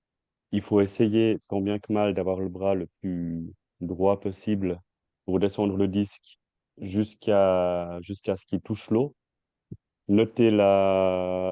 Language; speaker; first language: French; native; French